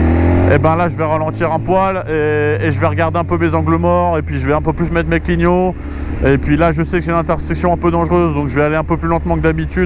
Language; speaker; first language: French; native; French